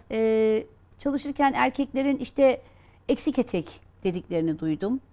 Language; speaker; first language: Turkish; native; Turkish